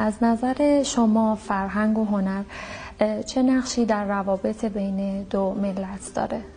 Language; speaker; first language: Persian; native; Persian